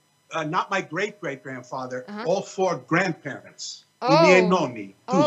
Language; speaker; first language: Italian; non-native, learner; English